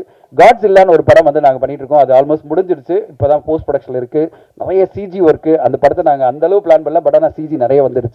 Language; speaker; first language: Tamil; native; Tamil